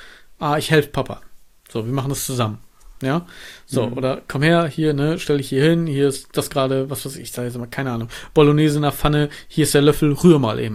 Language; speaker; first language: German; native; German